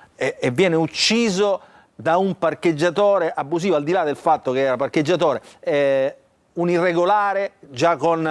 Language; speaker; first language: Italian; native; Italian